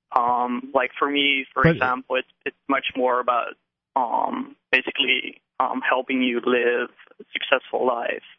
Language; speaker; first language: English; non-native, fluent; Dutch